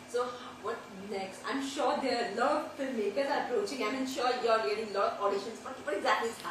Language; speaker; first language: English; non-native, local second language; Hindi